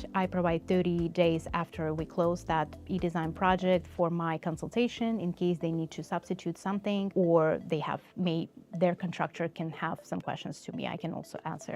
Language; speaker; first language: English; non-native, fluent; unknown